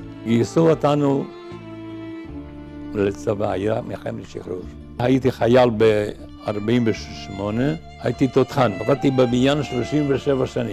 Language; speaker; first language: Hebrew; non-native, fluent; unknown